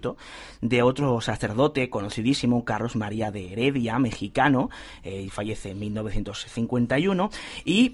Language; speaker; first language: Spanish; native; Spanish